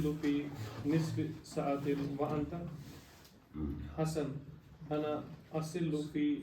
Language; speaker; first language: Arabic; non-native, learner; Urdu